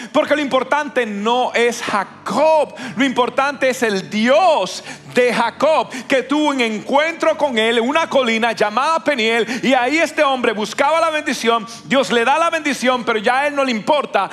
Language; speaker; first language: Spanish; native; Spanish